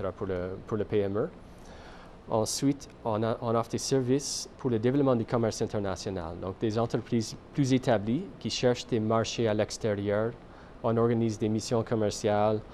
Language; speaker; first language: French; non-native, fluent; English